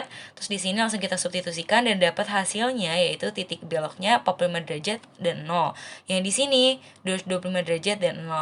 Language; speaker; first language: Indonesian; native; Indonesian